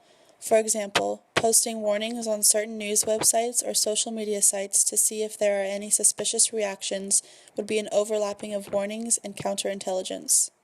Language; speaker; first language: English; native; English